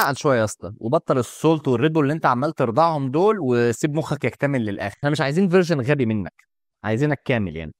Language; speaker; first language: Arabic; native; Arabic